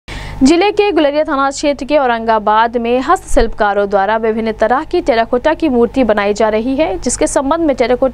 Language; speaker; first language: Hindi; native; Hindi